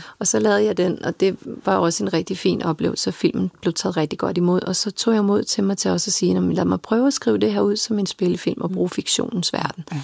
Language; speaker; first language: Danish; early bilingual, other home language; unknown